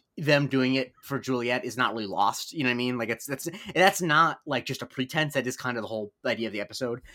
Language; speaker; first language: English; native; English